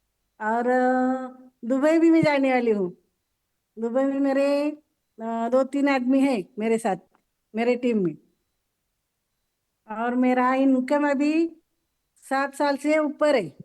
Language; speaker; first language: Hindi; non-native, local second language; Marathi